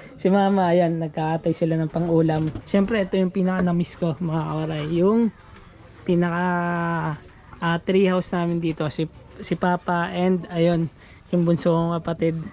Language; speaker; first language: Filipino; non-native, local second language; Waray